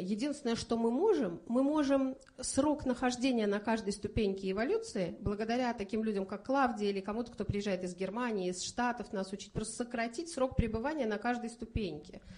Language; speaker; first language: Russian; native; Russian